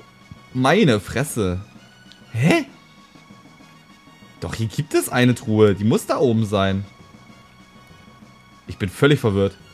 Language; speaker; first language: German; native; German